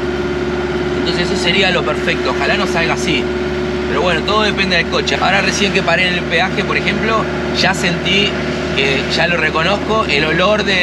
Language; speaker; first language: Spanish; native; Spanish